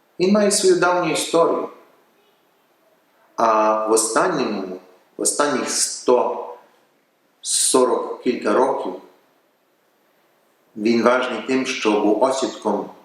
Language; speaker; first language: Ukrainian; early bilingual, heritage; Ukrainian